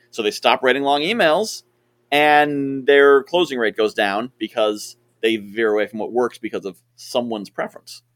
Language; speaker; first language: English; native; English